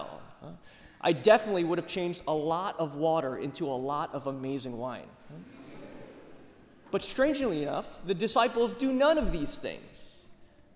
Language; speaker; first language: English; native; English